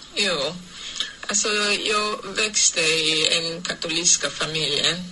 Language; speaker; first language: Swedish; non-native, fluent; English